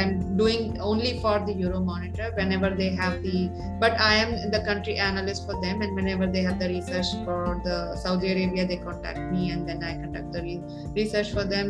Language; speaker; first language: English; non-native, local second language; Urdu